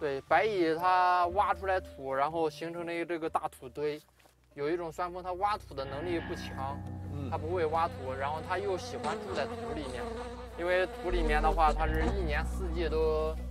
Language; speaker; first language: Chinese; native; Chinese